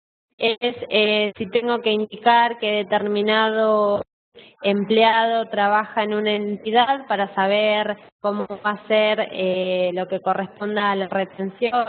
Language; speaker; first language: Spanish; native; Spanish